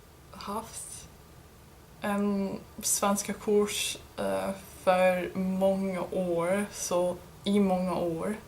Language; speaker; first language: Swedish; non-native, learner; English